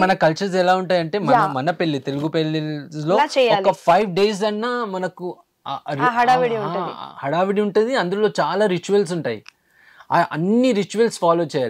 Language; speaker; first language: Telugu; early bilingual, heritage; Telugu